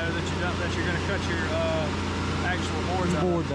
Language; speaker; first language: English; native; English